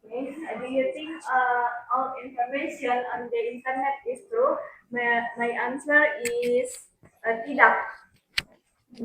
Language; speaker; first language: English; non-native, learner; Indonesian